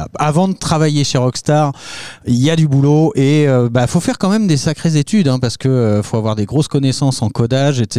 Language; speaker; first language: French; native; French